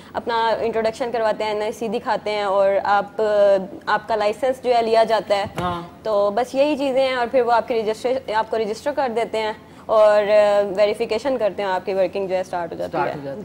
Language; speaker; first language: Urdu; native; Urdu